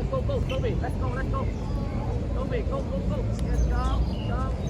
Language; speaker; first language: English; non-native, fluent; Cantonese